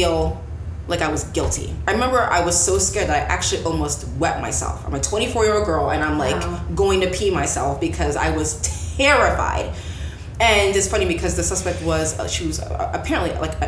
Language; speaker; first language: English; native; English